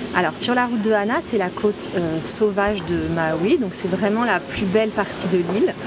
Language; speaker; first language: French; native; French